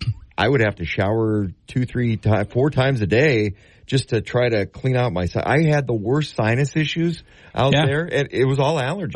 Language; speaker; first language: English; native; English